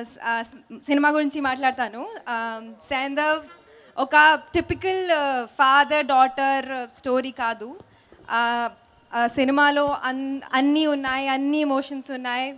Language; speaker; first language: Telugu; non-native, fluent; Hindi